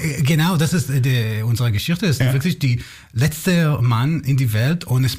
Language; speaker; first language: German; non-native, learner; Hebrew